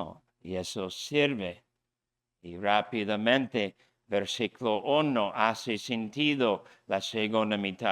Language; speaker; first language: Spanish; non-native, fluent; English